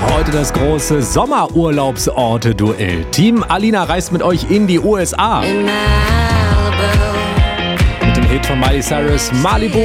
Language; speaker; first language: German; native; German